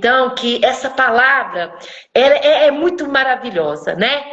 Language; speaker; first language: Portuguese; native; Portuguese